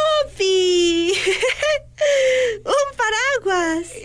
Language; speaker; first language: Spanish; native; Spanish